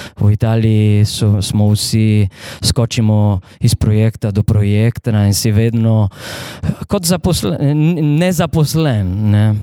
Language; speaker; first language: Slovenian; non-native, fluent; Italian